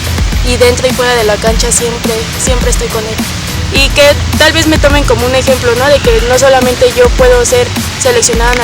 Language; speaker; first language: Spanish; native; Spanish